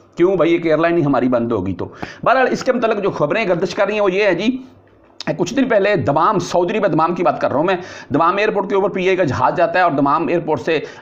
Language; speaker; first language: Urdu; non-native, local second language; Punjabi